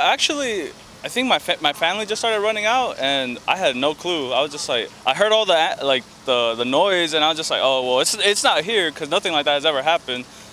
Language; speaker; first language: English; early bilingual, other home language; Spanish